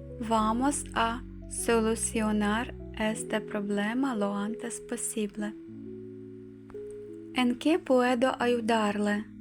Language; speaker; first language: Spanish; non-native, fluent; Ukrainian